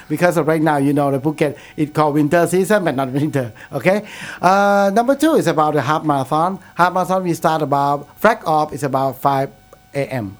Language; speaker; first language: English; non-native, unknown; Thai